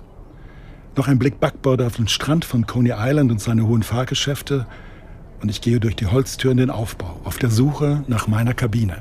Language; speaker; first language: German; native; German